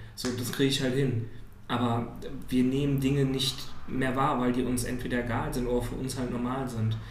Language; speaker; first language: German; native; German